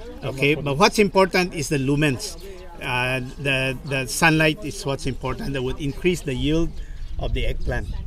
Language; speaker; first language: English; non-native, fluent; Chinese